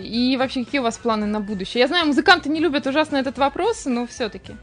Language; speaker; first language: Russian; native; Russian